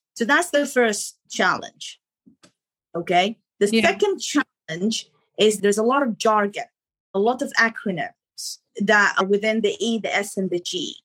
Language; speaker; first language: English; non-native, fluent; Arabic